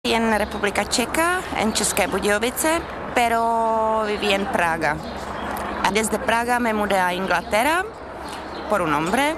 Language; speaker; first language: Spanish; non-native, learner; Czech